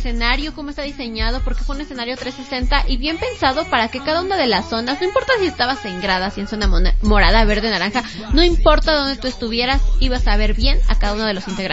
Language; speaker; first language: Spanish; native; Spanish